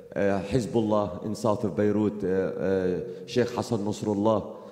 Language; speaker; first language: English; non-native, fluent; Arabic